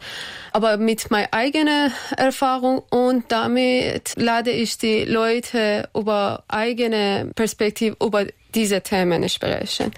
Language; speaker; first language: German; non-native, learner; Persian